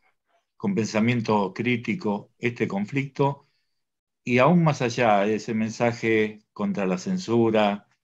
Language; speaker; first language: Spanish; native; Spanish